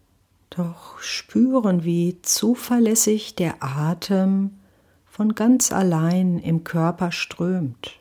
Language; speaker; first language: German; native; German